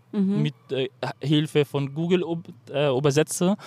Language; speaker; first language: German; non-native, fluent; Arabic